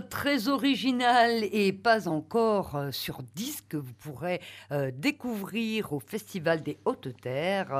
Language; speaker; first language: French; native; French